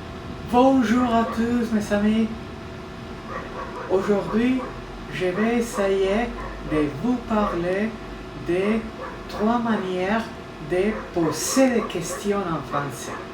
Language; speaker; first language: French; non-native, fluent; Spanish